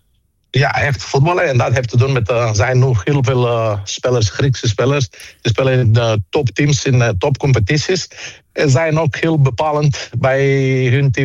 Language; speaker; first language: Dutch; non-native, fluent; Greek